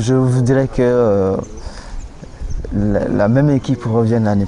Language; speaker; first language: French; non-native, local second language; Ewe